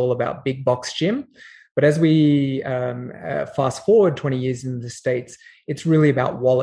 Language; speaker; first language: English; native; English